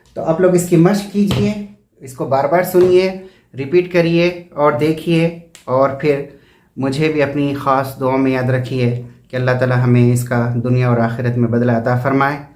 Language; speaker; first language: Urdu; native; Urdu